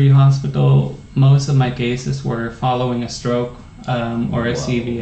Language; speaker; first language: English; non-native, local second language; Filipino